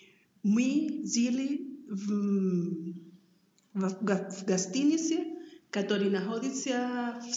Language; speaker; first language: Russian; non-native, learner; Spanish